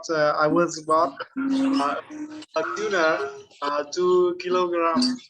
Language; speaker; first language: English; non-native, learner; Vietnamese